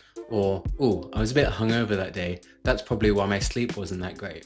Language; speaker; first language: English; native; English